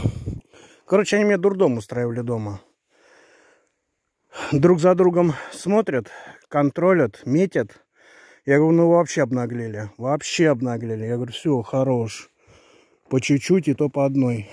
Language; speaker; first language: Russian; native; Russian